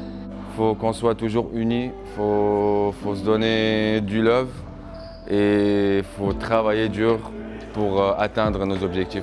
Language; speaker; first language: French; non-native, local second language; Arabic